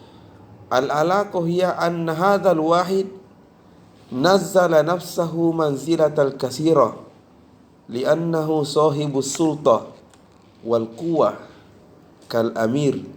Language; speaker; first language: Arabic; non-native, fluent; Indonesian